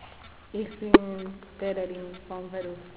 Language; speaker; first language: German; non-native, learner; Spanish